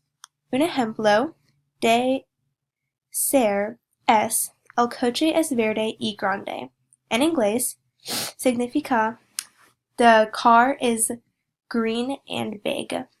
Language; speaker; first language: Spanish; non-native, learner; English